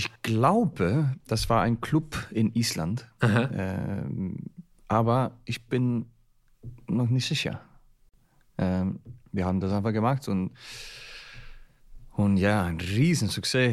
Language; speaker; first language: German; non-native, learner; Icelandic